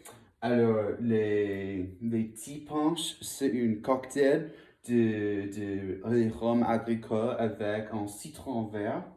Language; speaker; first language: French; non-native, learner; English